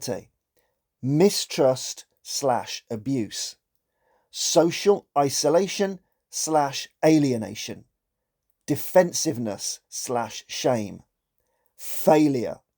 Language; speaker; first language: English; native; English